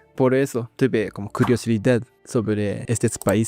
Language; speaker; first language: Spanish; non-native, learner; Japanese